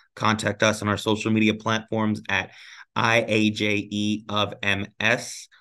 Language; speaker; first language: English; early bilingual, other home language; Spanish